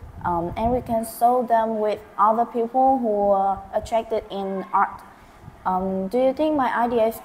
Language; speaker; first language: English; non-native, learner; Vietnamese